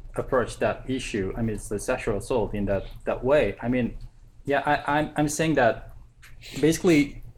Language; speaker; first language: English; non-native, fluent; Korean